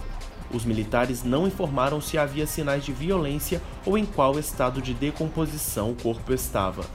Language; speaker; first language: Portuguese; native; Portuguese